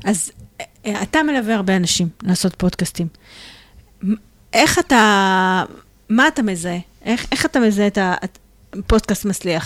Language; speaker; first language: Hebrew; native; Hebrew